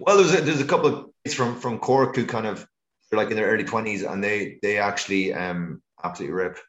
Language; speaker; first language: English; native; English